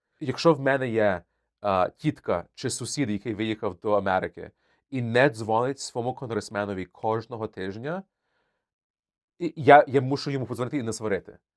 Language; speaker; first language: Ukrainian; early bilingual, heritage; Ukrainian